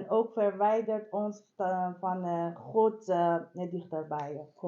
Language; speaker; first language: Dutch; non-native, learner; Persian